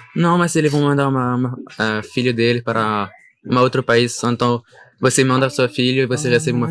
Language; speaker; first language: Portuguese; non-native, learner; French